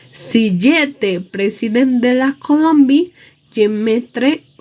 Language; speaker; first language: French; non-native, learner; Spanish